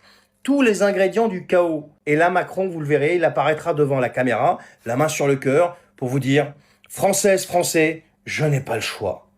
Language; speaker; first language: French; native; French